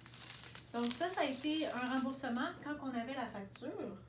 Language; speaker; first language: French; native; French